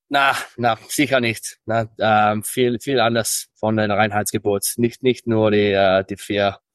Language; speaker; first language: German; early bilingual, heritage; English